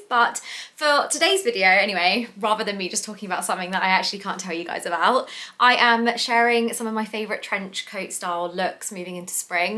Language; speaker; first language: English; native; English